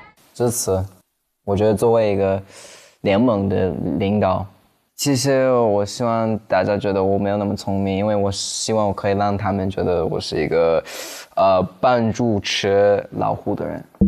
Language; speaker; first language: Chinese; non-native, fluent; English